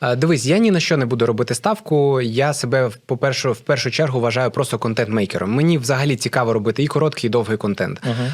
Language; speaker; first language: Ukrainian; non-native, local second language; Russian